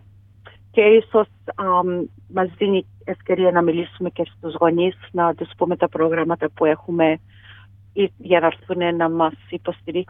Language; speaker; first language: Greek; early bilingual, heritage; Greek